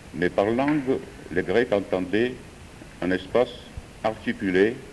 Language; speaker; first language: French; non-native, fluent; Georgian